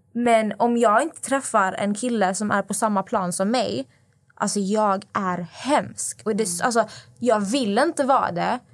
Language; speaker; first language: Swedish; native; Swedish